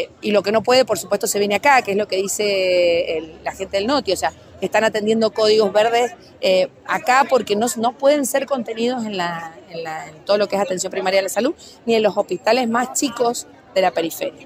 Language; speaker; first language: Spanish; native; Spanish